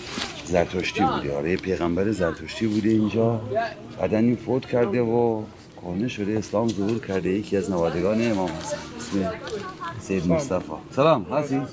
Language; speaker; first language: Persian; non-native, local second language; Kurdish